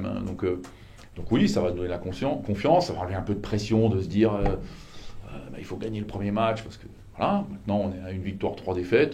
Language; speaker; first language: French; native; French